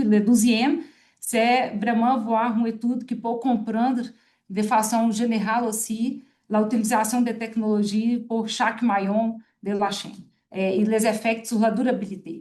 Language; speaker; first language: French; non-native, fluent; Portuguese